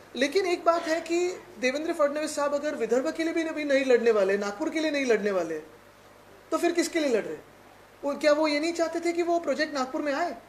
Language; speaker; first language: Hindi; non-native, local second language; Marathi